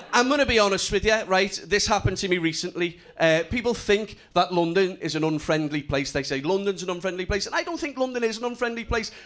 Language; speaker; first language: English; native; English